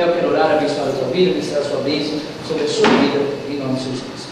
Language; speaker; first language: Portuguese; native; Portuguese